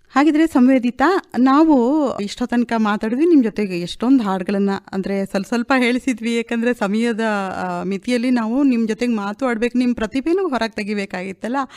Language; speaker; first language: Kannada; native; Kannada